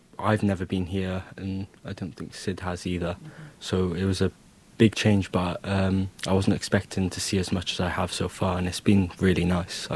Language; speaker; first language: English; native; English